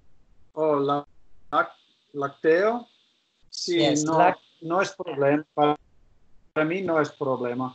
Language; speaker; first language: Spanish; non-native, learner; English